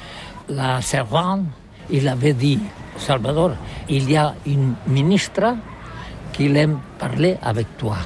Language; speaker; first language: French; non-native, learner; Catalan